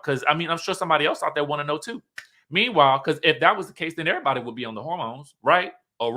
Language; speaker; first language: English; native; English